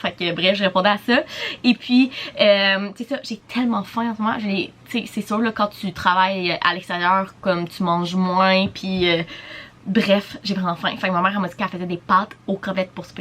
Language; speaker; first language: French; native; French